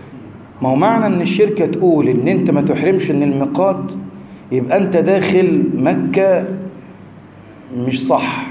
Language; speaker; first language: Arabic; native; Arabic